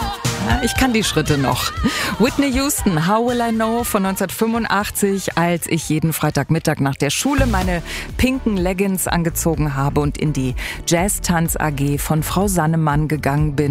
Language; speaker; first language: German; native; German